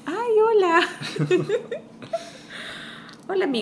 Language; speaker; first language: Spanish; early bilingual, heritage; Spanish